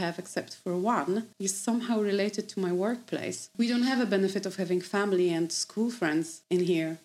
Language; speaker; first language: English; non-native, fluent; Polish